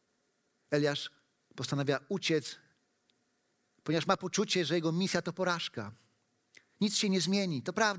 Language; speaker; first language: Polish; native; Polish